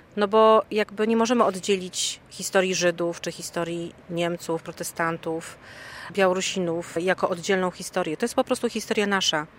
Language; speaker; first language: Polish; native; Polish